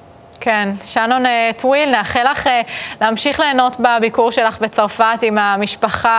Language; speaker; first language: Hebrew; native; Hebrew